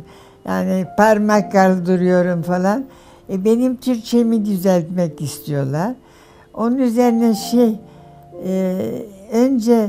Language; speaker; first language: Turkish; non-native, fluent; German